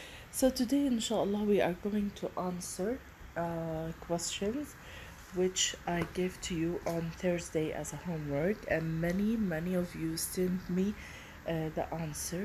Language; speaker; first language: English; non-native, fluent; Arabic